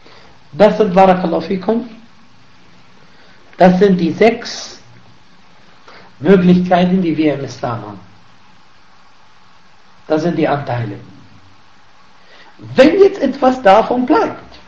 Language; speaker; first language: German; non-native, fluent; Arabic